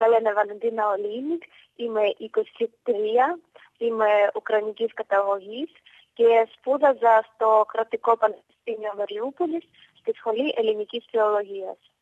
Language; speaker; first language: Greek; non-native, fluent; Ukrainian